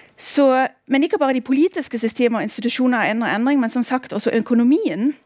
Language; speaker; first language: Norwegian; non-native, fluent; German